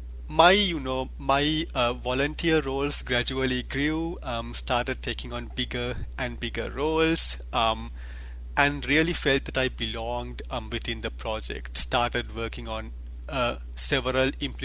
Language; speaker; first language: English; non-native, local second language; Sinhala